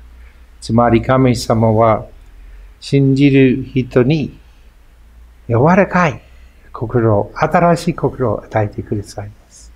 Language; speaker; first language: Japanese; non-native, fluent; English